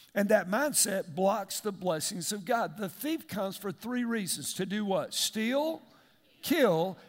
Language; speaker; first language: English; native; English